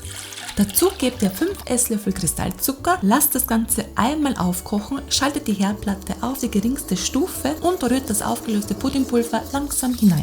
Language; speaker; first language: German; native; German